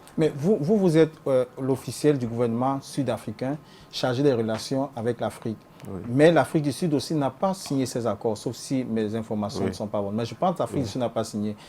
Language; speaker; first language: French; native; French